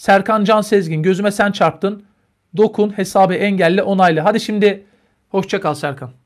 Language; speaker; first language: Turkish; native; Turkish